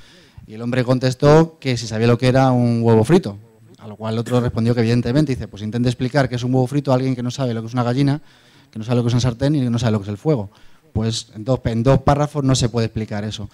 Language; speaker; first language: Spanish; native; Spanish